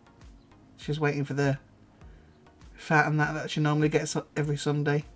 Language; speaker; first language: English; native; English